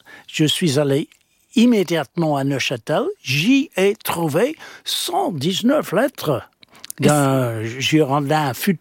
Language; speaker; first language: French; non-native, fluent; English